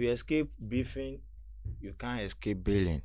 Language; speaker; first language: English; non-native, local second language; Yoruba